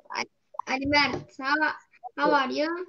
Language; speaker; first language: English; non-native, learner; Turkish